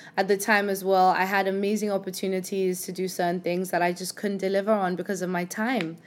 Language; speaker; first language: English; non-native, local second language; Yoruba